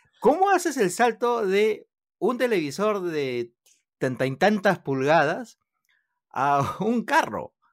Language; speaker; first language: Spanish; native; Spanish